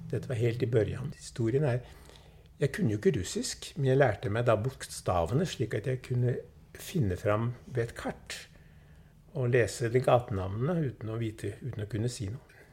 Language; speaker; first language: Norwegian; early bilingual, other home language; Swedish